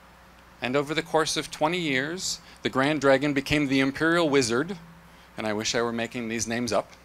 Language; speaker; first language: English; native; English